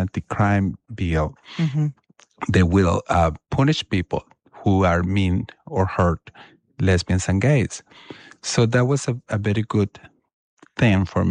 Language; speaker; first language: English; non-native, fluent; Spanish